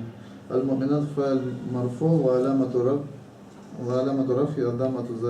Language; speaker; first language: Arabic; non-native, learner; Chechen